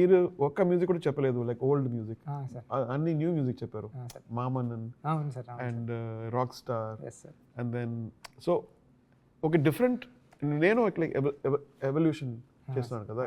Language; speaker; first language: Telugu; non-native, learner; Tamil